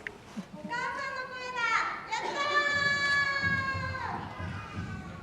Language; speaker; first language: Japanese; native; Japanese